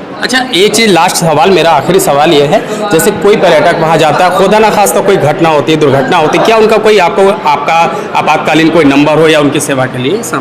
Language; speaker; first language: Hindi; native; Hindi